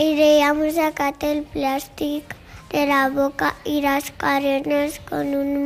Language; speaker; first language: Catalan; non-native, local second language; Spanish